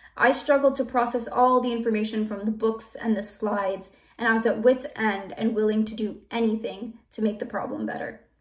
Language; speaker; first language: English; native; English